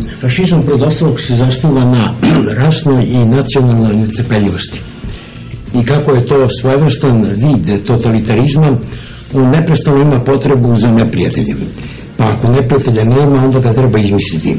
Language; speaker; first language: Serbian; native; Serbian